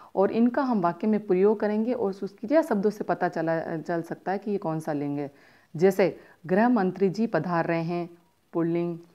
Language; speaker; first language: Hindi; native; Hindi